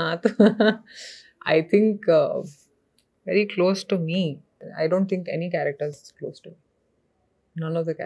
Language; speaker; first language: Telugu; non-native, local second language; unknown